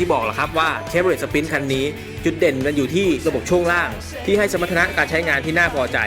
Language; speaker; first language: Thai; native; Thai